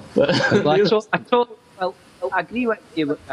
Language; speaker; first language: English; native; English